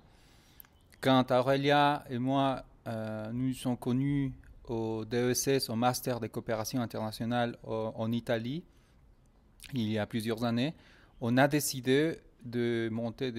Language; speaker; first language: French; non-native, fluent; Spanish